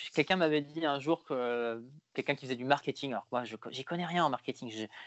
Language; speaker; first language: French; native; French